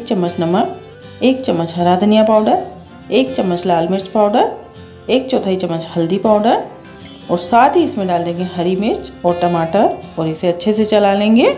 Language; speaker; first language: Hindi; native; Hindi